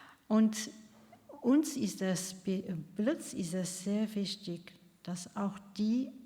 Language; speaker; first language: German; non-native, local second language; Luxembourgish